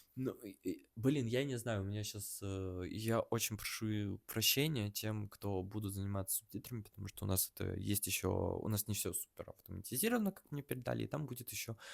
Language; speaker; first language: Russian; native; Russian